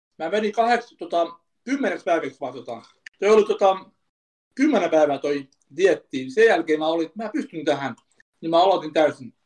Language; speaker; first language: Finnish; early bilingual, other home language; Kurdish